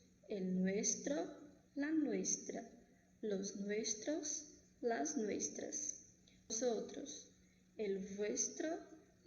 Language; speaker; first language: Spanish; non-native, fluent; Portuguese